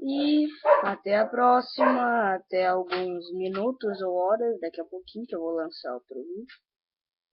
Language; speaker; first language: Portuguese; native; Portuguese